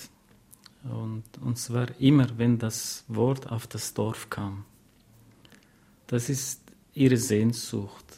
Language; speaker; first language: German; non-native, fluent; Kurdish